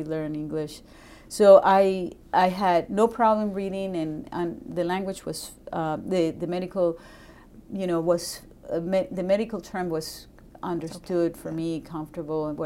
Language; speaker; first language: English; non-native, fluent; Spanish